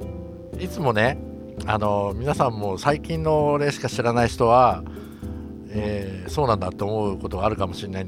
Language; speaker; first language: Japanese; native; Japanese